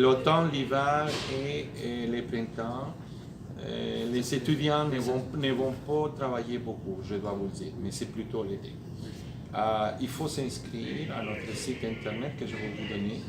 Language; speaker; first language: French; native; French